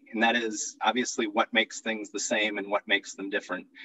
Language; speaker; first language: English; native; English